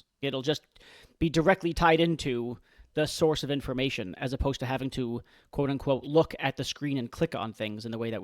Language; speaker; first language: English; native; English